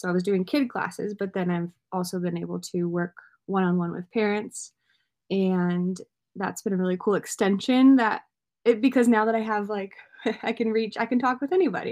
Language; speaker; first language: English; native; English